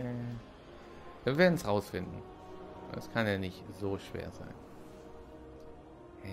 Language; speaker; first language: German; native; German